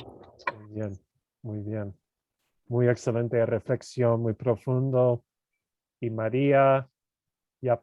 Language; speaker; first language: Spanish; non-native, fluent; English